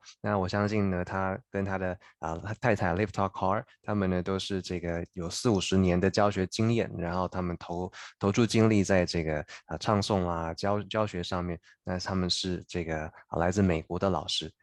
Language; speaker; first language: Chinese; native; Chinese